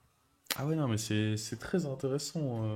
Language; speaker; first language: French; native; French